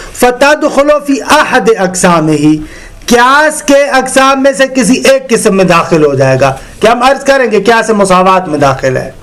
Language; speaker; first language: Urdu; native; Urdu